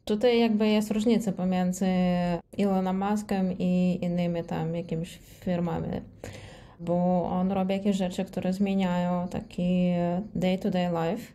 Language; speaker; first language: Polish; non-native, fluent; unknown